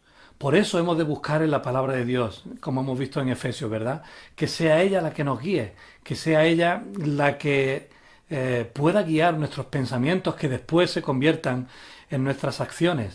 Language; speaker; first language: Spanish; native; Spanish